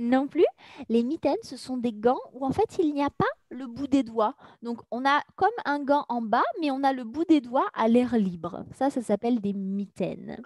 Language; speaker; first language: French; native; French